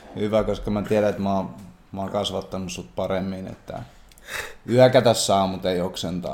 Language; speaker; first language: Finnish; native; Finnish